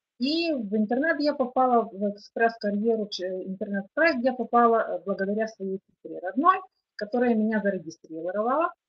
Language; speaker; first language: Russian; non-native, local second language; Ukrainian